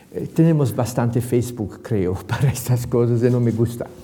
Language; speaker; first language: Spanish; non-native, fluent; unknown